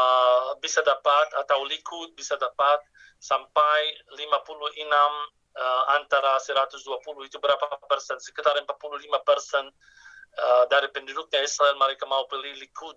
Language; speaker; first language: Indonesian; non-native, fluent; Arabic